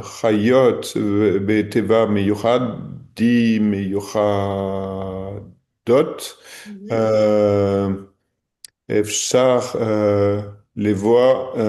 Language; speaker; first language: Hebrew; non-native, learner; French